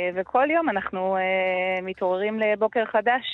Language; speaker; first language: Hebrew; native; Hebrew